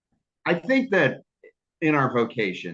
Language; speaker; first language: English; native; English